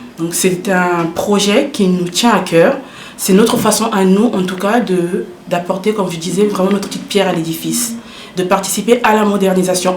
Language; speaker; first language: French; early bilingual, other home language; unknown